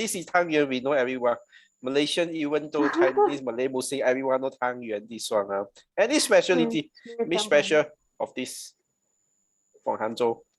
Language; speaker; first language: English; non-native, local second language; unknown